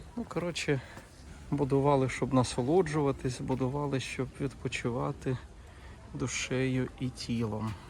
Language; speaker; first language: Ukrainian; native; Ukrainian